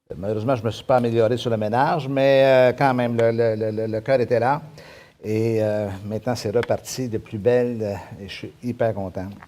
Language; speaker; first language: French; native; French